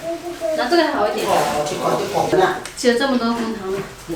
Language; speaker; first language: Chinese; non-native, local second language; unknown